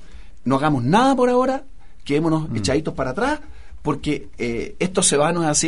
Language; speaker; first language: Spanish; native; Spanish